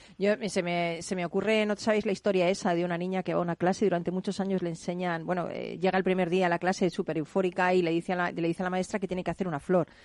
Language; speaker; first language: Spanish; native; Spanish